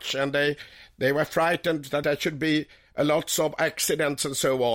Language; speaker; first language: English; non-native, fluent; Swedish